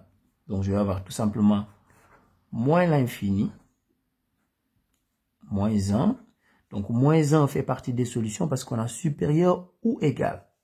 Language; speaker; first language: French; native; French